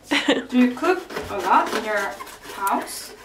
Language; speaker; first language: English; non-native, learner; Korean